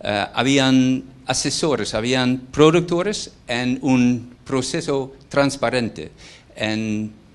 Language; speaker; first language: Spanish; non-native, fluent; Dutch